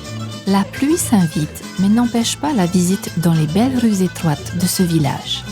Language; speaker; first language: French; native; French